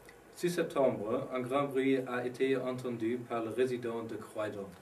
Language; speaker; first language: French; non-native, learner; English